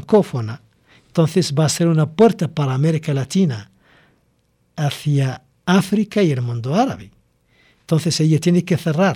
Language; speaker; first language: Spanish; non-native, local second language; Arabic